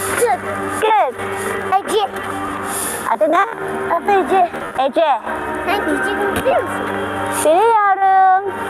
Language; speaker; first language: Turkish; non-native, learner; Thai